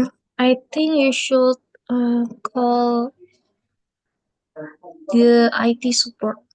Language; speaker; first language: English; non-native, learner; Indonesian